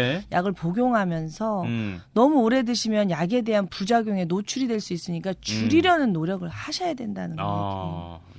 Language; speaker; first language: Korean; native; Korean